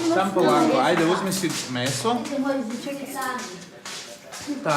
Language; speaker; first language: Croatian; native; Croatian